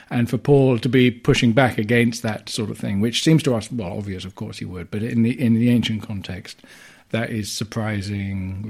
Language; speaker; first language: English; native; English